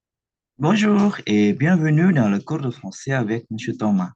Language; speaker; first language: French; non-native, fluent; Indonesian